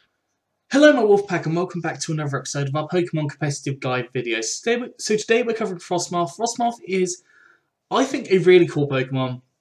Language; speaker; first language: English; native; English